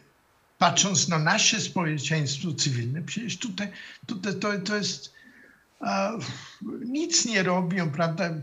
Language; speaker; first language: Polish; non-native, fluent; German